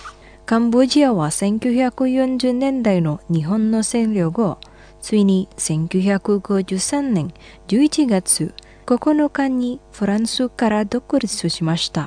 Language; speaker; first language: Japanese; non-native, fluent; Indonesian